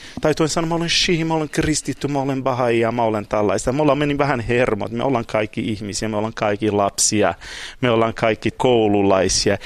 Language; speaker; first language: Finnish; non-native, fluent; Kurdish